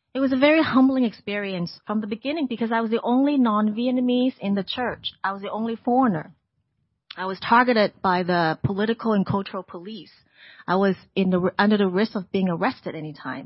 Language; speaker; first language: English; non-native, local second language; Cantonese